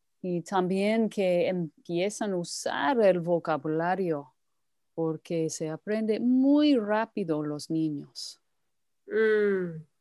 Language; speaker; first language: Spanish; non-native, fluent; English